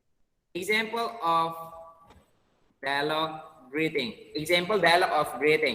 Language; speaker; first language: English; non-native, learner; Indonesian